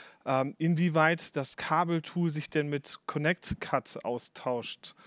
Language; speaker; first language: German; native; German